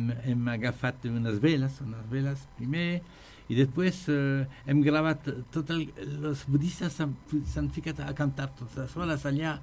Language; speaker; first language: Catalan; non-native, learner; French